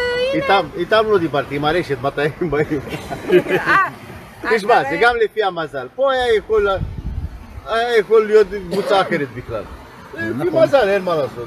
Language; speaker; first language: Hebrew; non-native, learner; Romanian